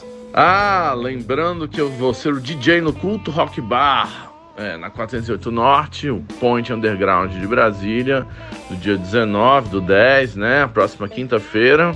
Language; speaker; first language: Portuguese; native; Portuguese